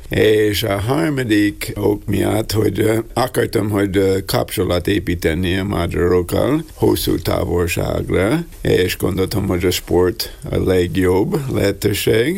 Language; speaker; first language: Hungarian; non-native, learner; English